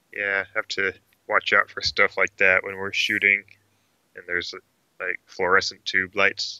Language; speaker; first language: English; native; English